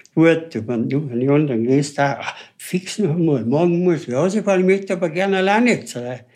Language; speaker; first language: German; native; German